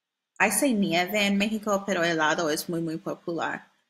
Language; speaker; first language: Spanish; non-native, fluent; English